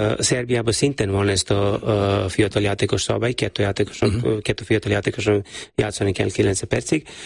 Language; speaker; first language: Hungarian; non-native, fluent; Serbian